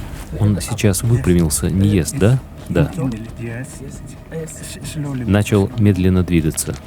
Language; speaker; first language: Russian; native; Russian